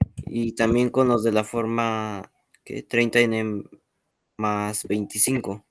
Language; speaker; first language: Spanish; native; Spanish